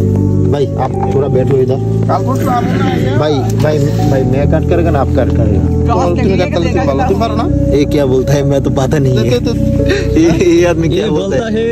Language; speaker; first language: Hindi; non-native, learner; Bangla